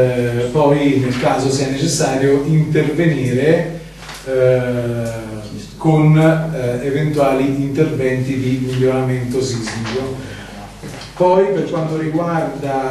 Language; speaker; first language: Italian; native; Italian